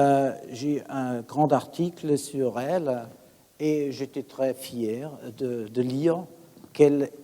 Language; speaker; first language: French; non-native, fluent; German